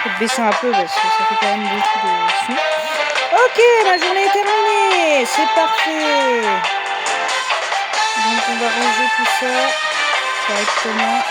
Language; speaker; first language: French; native; French